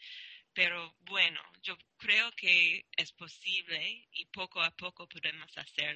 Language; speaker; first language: Spanish; non-native, learner; English